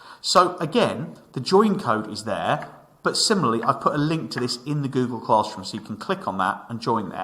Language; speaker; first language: English; native; English